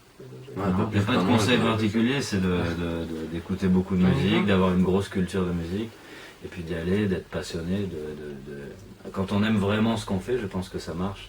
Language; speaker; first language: French; native; French